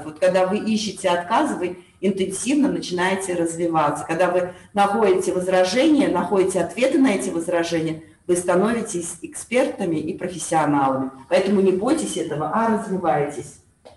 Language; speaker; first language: Russian; native; Russian